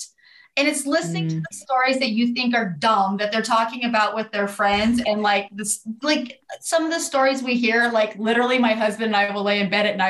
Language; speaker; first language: English; native; English